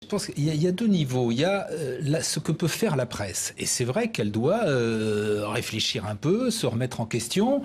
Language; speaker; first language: French; native; French